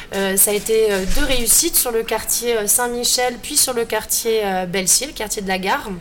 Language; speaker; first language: French; native; French